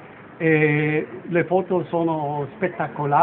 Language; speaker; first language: Italian; non-native, fluent; German